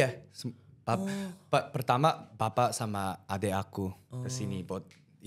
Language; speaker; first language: Indonesian; early bilingual, heritage; English